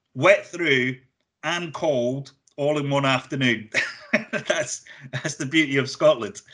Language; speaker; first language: English; native; English